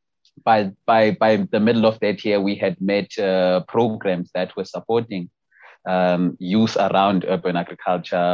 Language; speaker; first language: English; non-native, local second language; Xhosa